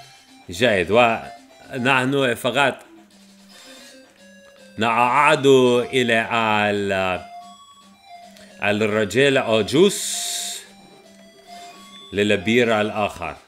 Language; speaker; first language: Arabic; non-native, learner; English